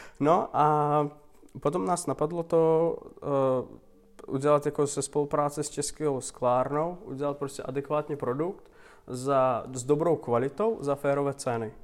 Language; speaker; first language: Czech; non-native, fluent; Turkmen